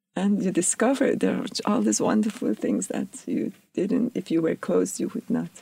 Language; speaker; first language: English; non-native, fluent; Persian